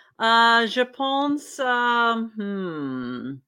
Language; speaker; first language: French; non-native, learner; English